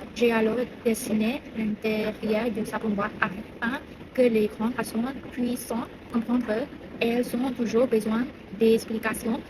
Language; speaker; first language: French; non-native, learner; Burmese